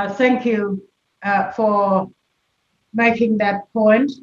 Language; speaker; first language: English; non-native, local second language; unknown